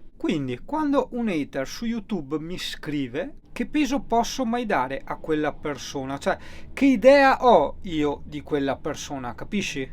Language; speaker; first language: Italian; native; Italian